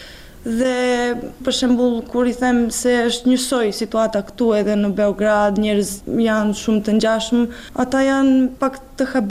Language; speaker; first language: Albanian; non-native, fluent; Serbian